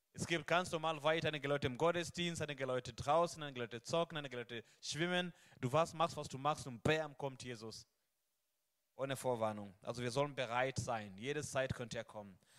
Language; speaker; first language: German; non-native, fluent; Swahili